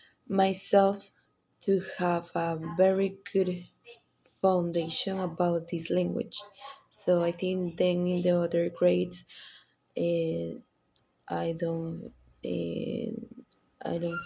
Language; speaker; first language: English; non-native, learner; Spanish